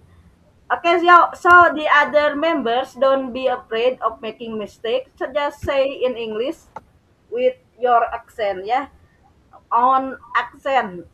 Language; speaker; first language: English; non-native, learner; Indonesian